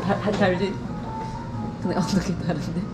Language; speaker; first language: Korean; non-native, fluent; English